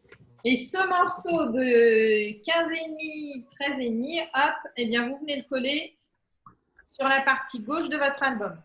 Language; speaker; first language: French; native; French